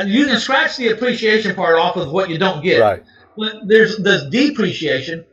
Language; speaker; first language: English; native; English